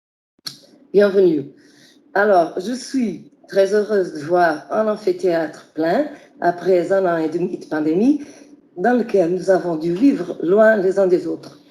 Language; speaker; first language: French; non-native, fluent; Portuguese